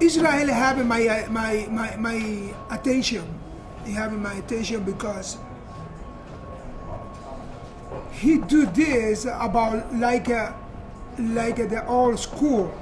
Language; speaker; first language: English; non-native, learner; Spanish